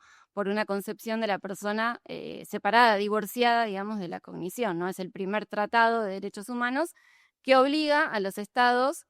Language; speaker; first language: Spanish; native; Spanish